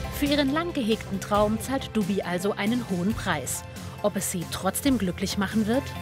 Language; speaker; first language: German; native; German